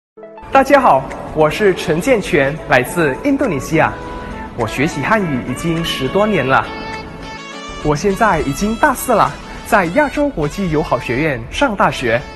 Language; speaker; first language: Chinese; non-native, fluent; Indonesian